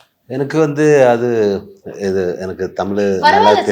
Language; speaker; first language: Tamil; non-native, learner; Malayalam